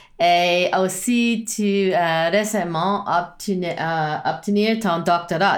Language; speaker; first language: French; non-native, learner; English